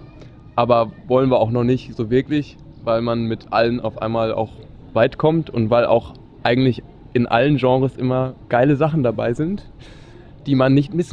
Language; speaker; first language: German; native; German